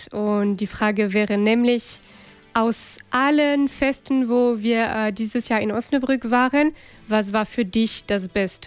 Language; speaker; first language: German; non-native, fluent; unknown